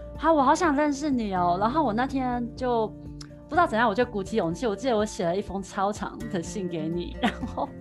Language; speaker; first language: Chinese; native; Chinese